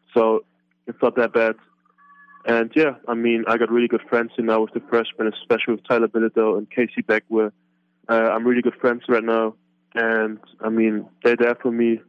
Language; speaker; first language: English; non-native, fluent; German